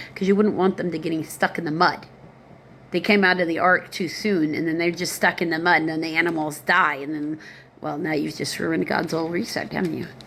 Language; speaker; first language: English; native; English